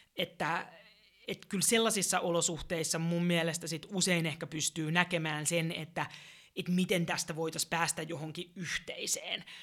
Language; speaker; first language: Finnish; native; Finnish